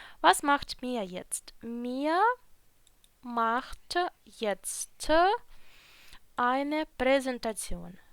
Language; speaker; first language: German; non-native, fluent; Ukrainian